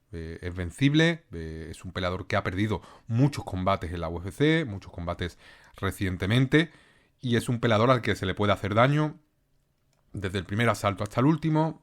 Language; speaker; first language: Spanish; native; Spanish